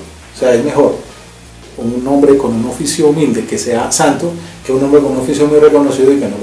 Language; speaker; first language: Spanish; native; Spanish